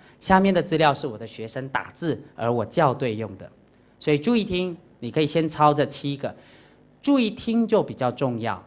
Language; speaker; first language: Chinese; native; Chinese